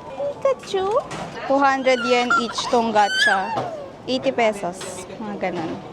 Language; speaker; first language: Filipino; native; Filipino